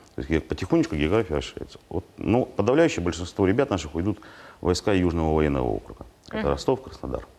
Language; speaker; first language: Russian; native; Russian